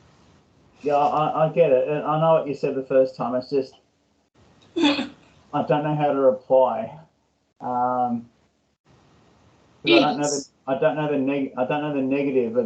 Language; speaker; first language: English; non-native, learner; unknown